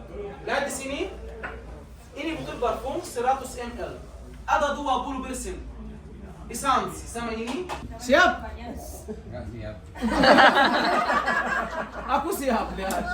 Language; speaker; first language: Indonesian; non-native, learner; Arabic